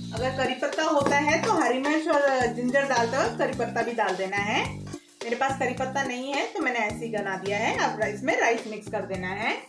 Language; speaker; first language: Hindi; non-native, local second language; Tamil